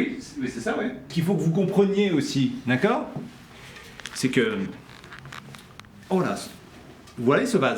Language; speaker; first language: French; native; French